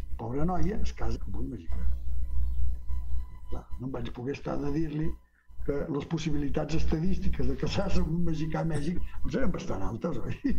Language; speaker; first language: Catalan; early bilingual, heritage; Catalan